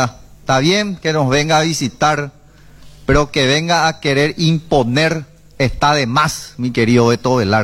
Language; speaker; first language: Spanish; native; Spanish